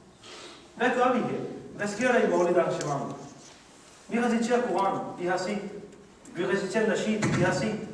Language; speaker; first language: Danish; early bilingual, other home language; Urdu